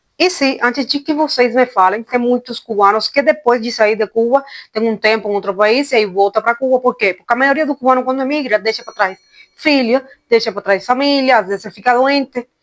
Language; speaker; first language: Portuguese; non-native, fluent; Spanish